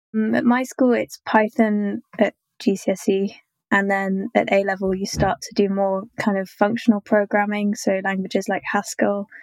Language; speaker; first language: English; native; English